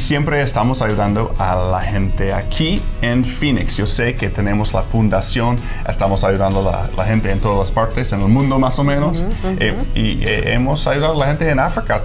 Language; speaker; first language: Spanish; non-native, fluent; English